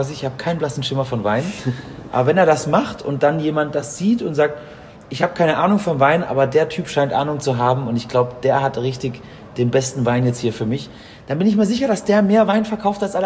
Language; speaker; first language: German; native; German